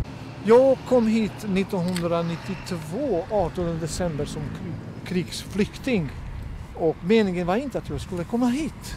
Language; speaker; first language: Swedish; non-native, fluent; Bosnian